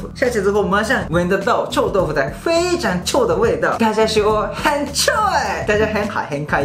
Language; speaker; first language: Chinese; non-native, fluent; Japanese